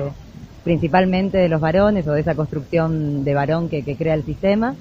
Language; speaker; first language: Spanish; native; Spanish